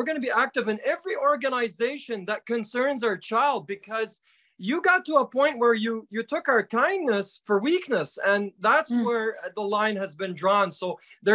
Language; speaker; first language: English; native; English